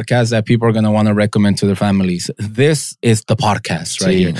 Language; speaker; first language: English; native; English